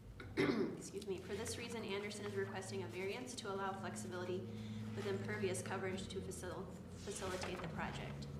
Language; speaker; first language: English; native; English